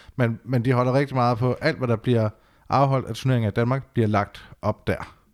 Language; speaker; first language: Danish; native; Danish